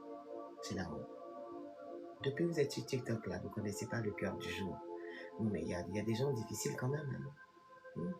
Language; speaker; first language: French; native; French